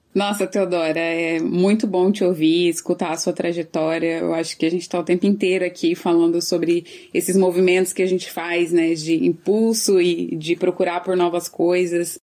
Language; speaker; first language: Portuguese; native; Portuguese